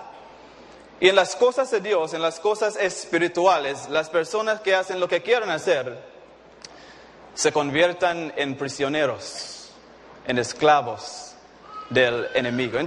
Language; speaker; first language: Spanish; non-native, fluent; English